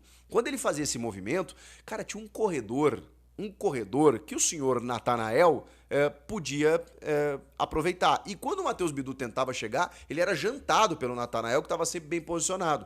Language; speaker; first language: Portuguese; native; Portuguese